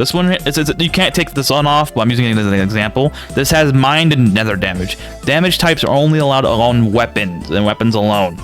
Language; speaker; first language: English; native; English